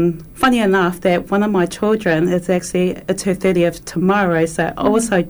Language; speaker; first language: English; native; English